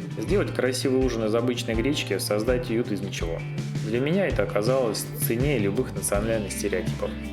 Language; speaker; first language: Russian; native; Russian